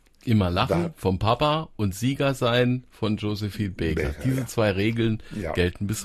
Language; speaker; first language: German; native; German